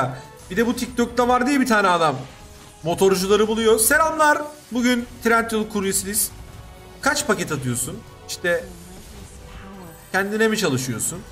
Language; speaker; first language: Turkish; native; Turkish